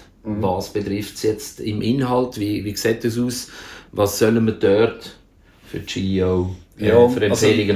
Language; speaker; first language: German; native; German